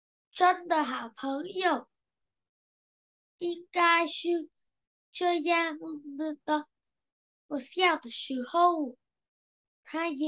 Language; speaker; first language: Chinese; non-native, learner; Vietnamese